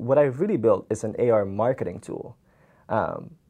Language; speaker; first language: English; non-native, fluent; Dutch